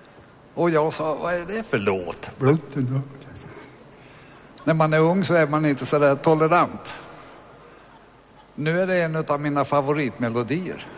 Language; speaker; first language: Swedish; native; Swedish